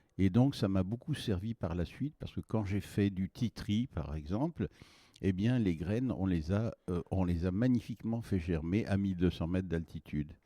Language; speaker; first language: French; native; French